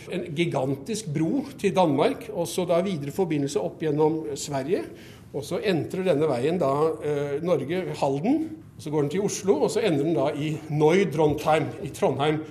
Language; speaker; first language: Norwegian; native; Norwegian